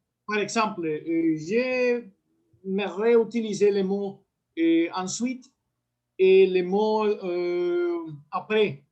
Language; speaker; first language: French; non-native, learner; Spanish